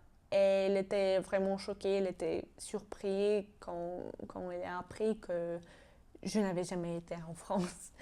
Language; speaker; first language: French; non-native, fluent; Georgian